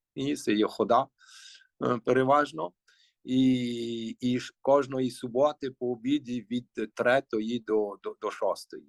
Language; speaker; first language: Ukrainian; early bilingual, heritage; Ukrainian